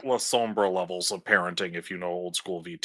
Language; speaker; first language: English; native; English